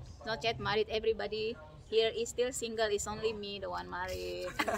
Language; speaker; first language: English; non-native, learner; Indonesian